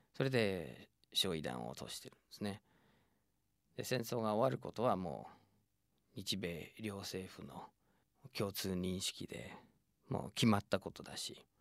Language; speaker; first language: Japanese; non-native, fluent; English